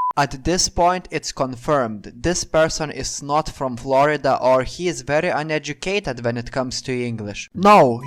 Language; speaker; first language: English; non-native, fluent; Lithuanian